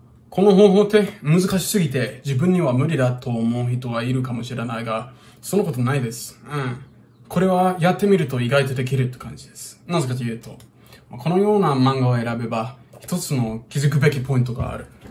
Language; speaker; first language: Japanese; non-native, fluent; English